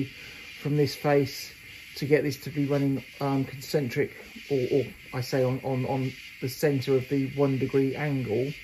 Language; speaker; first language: English; native; English